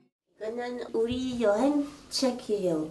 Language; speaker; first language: Korean; non-native, learner; French